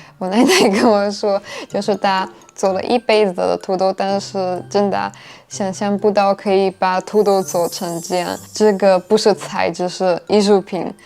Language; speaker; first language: Chinese; non-native, fluent; Russian